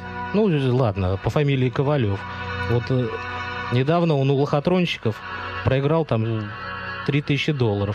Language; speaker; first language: Russian; native; Russian